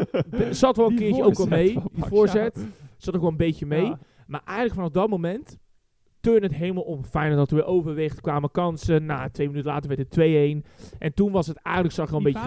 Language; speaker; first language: Dutch; native; Dutch